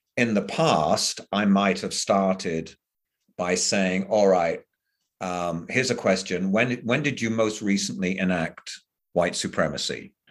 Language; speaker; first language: English; native; English